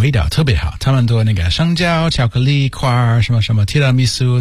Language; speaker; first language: Chinese; non-native, learner; English